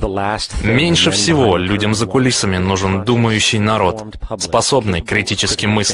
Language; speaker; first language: Russian; native; Russian